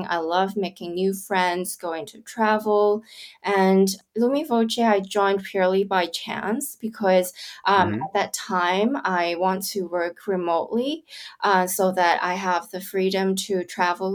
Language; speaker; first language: English; non-native, local second language; Cantonese